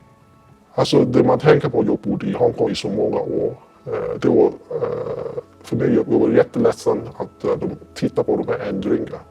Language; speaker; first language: Swedish; non-native, fluent; Cantonese